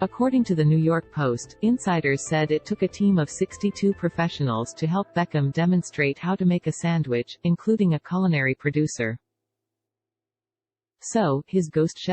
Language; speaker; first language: English; native; English